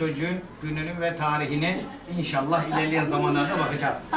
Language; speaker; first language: Turkish; native; Turkish